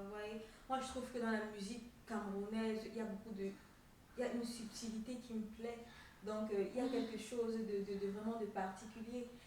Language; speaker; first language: French; non-native, local second language; Ghomala